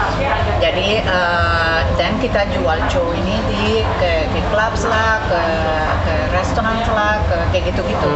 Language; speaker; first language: Indonesian; non-native, fluent; Spanish